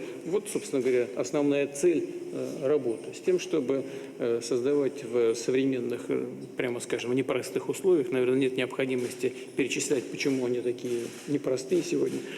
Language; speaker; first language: Russian; native; Russian